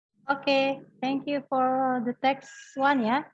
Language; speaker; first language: English; non-native, learner; Indonesian